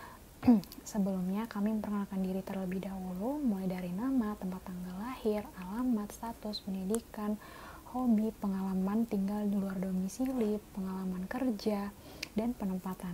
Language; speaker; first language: Indonesian; native; Indonesian